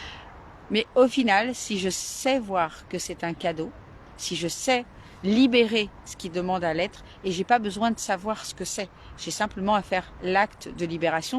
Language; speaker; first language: French; native; French